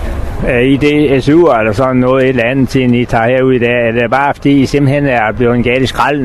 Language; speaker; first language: Danish; native; Danish